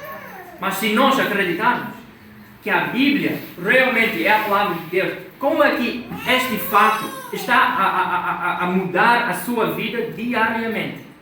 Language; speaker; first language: Portuguese; non-native, fluent; English